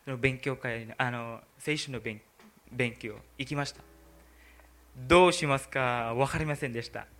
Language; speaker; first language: Japanese; non-native, learner; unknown